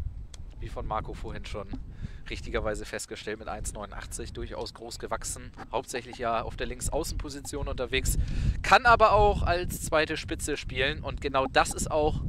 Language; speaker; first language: German; native; German